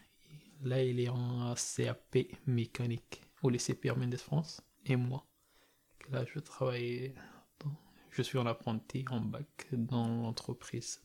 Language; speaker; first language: French; non-native, learner; Persian